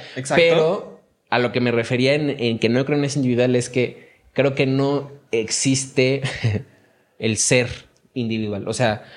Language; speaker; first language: Spanish; native; Spanish